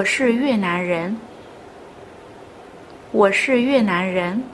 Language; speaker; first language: Chinese; non-native, fluent; Vietnamese